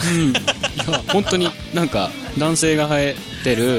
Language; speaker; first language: Japanese; native; Japanese